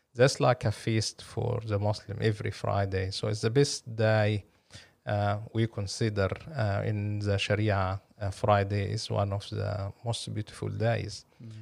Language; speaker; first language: English; non-native, fluent; Arabic